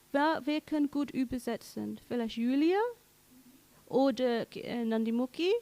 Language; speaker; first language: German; non-native, learner; English